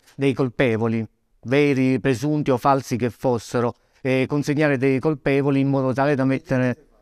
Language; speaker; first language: Italian; native; Italian